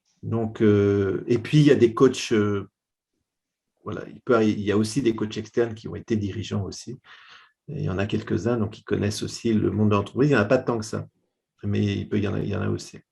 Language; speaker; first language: French; native; French